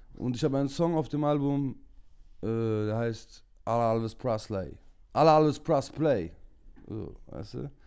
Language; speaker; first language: German; early bilingual, other home language; Turkish